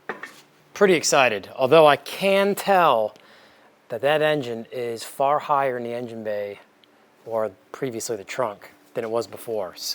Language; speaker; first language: English; native; English